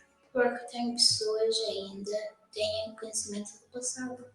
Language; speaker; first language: Portuguese; early bilingual, other home language; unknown